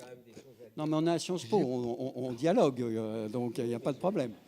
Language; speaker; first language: French; native; French